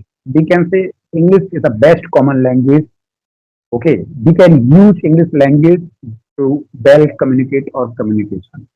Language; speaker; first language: English; non-native, learner; Hindi